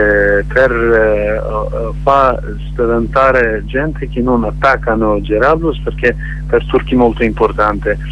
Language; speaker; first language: Italian; non-native, learner; Kurdish